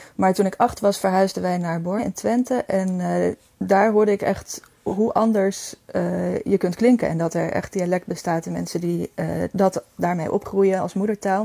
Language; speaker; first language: Dutch; native; Dutch